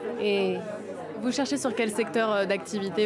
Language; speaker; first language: French; native; French